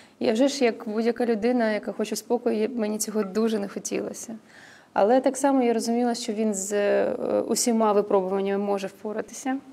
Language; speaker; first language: Ukrainian; non-native, local second language; Russian